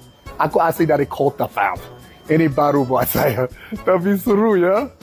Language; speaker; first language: Indonesian; non-native, learner; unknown